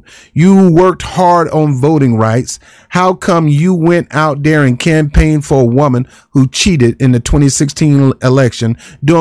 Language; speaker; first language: English; native; English